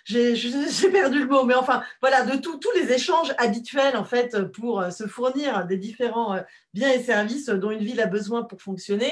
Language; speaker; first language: French; native; French